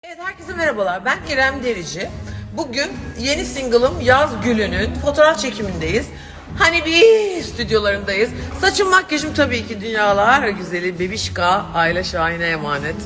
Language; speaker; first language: Turkish; native; Turkish